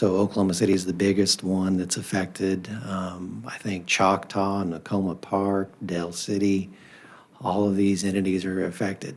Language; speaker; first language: English; native; English